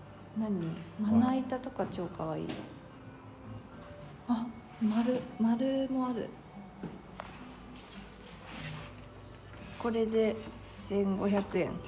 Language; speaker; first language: Japanese; native; Japanese